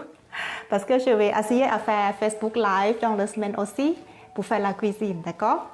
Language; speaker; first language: French; non-native, learner; Thai